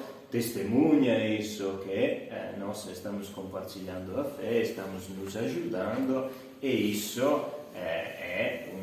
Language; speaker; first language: Portuguese; non-native, fluent; Italian